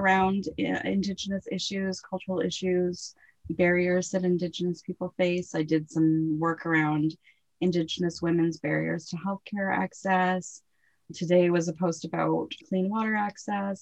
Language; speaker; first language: English; native; English